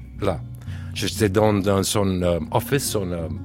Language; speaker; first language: French; non-native, learner; English